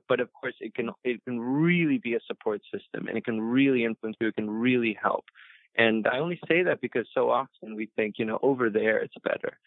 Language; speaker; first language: English; early bilingual, other home language; Spanish